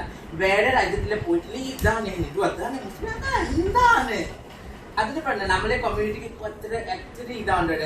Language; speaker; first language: Malayalam; non-native, learner; Assamese